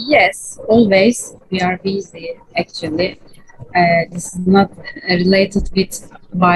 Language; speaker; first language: English; non-native, learner; Turkish